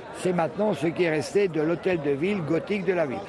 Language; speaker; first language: French; early bilingual, heritage; French